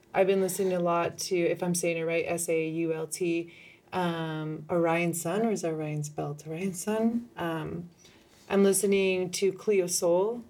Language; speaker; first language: English; early bilingual, other home language; Spanish